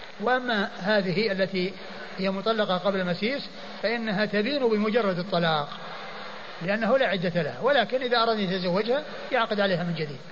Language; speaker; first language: Arabic; native; Arabic